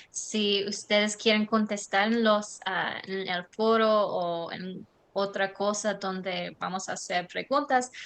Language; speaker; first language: Spanish; non-native, learner; English